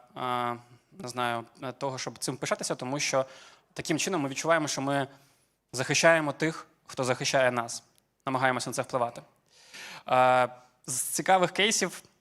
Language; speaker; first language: Ukrainian; early bilingual, other home language; Georgian